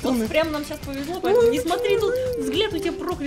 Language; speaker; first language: Russian; native; Russian